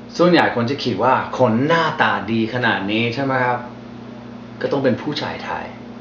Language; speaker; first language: Thai; non-native, fluent; English